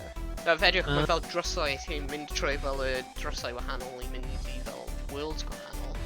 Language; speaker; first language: Welsh; non-native, local second language; English